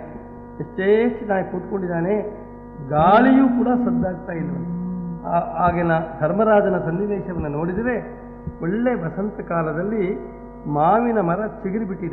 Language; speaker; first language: Kannada; native; Kannada